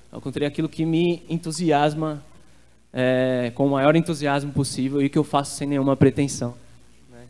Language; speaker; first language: Portuguese; native; Portuguese